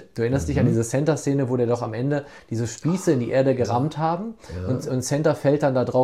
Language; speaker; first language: German; native; German